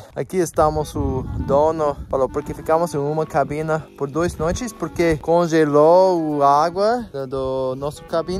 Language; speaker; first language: Portuguese; non-native, fluent; English